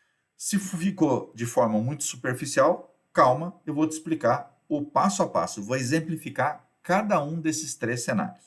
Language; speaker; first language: Portuguese; native; Portuguese